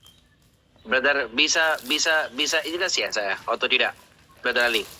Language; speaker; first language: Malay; non-native, learner; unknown